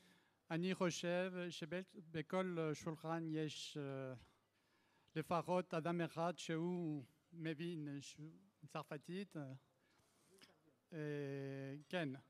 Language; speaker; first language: Hebrew; non-native, fluent; French